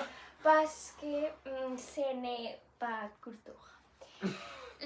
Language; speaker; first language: French; non-native, learner; Spanish